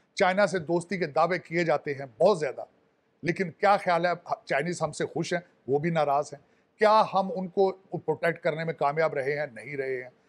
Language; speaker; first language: Urdu; non-native, local second language; Punjabi